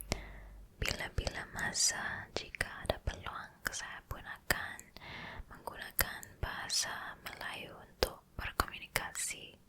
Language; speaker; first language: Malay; non-native, local second language; Chinese